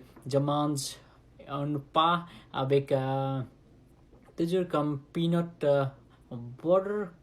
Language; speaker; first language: French; non-native, learner; Nepali